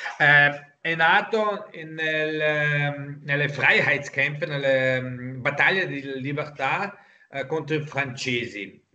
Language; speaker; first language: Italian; non-native, local second language; German